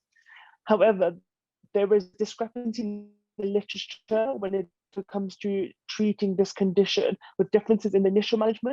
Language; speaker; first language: English; native; English